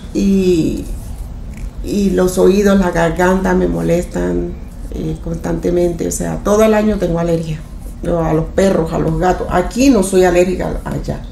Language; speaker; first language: Spanish; native; Spanish